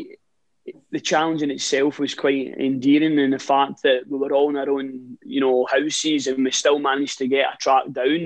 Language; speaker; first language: English; native; English